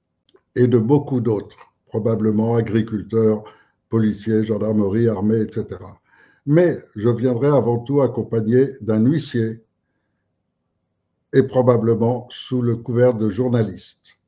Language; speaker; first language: French; native; French